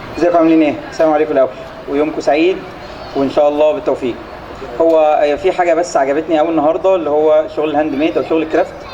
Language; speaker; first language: Egyptian Arabic; native; Egyptian Arabic